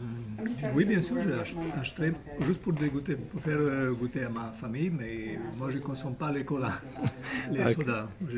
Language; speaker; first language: French; non-native, fluent; Romanian